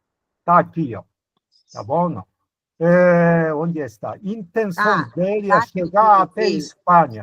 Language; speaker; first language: Portuguese; non-native, fluent; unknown